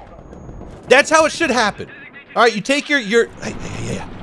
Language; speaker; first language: English; native; English